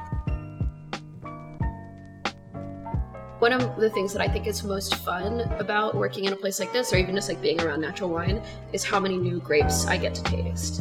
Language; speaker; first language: English; native; English